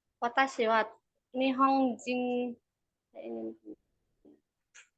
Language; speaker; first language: Japanese; non-native, learner; Indonesian